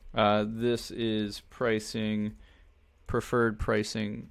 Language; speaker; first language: English; native; English